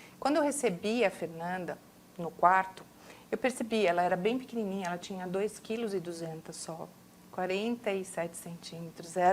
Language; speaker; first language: Portuguese; native; Portuguese